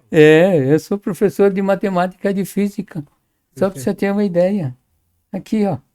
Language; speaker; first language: Portuguese; early bilingual, other home language; Arabic